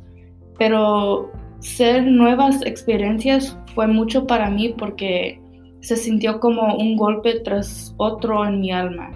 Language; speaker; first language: Spanish; early bilingual, heritage; Spanish